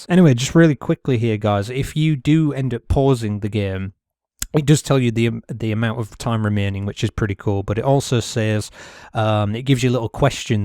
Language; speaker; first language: English; native; English